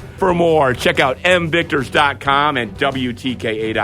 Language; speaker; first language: English; native; English